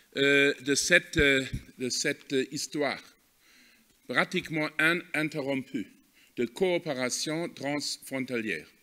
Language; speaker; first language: French; non-native, fluent; German